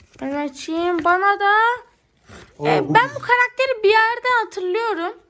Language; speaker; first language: Turkish; native; Turkish